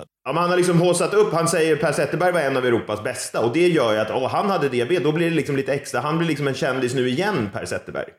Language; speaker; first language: Swedish; native; Swedish